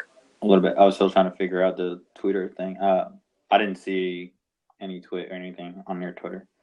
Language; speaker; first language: English; non-native, local second language; Spanish